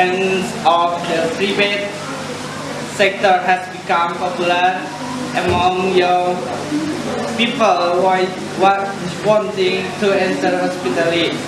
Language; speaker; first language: English; non-native, learner; Indonesian